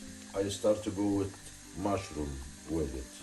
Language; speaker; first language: English; non-native, learner; Arabic